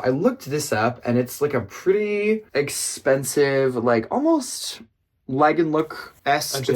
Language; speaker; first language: English; native; English